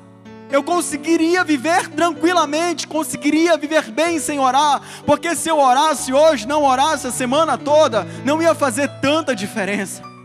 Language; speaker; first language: Portuguese; native; Portuguese